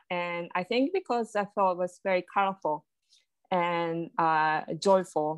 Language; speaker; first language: English; non-native, fluent; Japanese